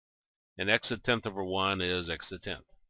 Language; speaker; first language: English; native; English